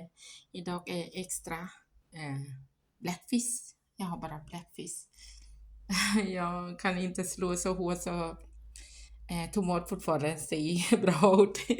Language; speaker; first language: Swedish; non-native, learner; Thai